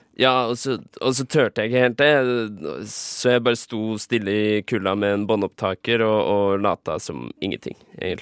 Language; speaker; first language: Norwegian; native; Norwegian